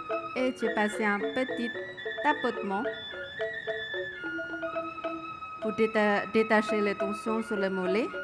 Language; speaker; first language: French; non-native, learner; Indonesian